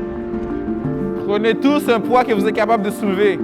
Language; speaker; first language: French; native; French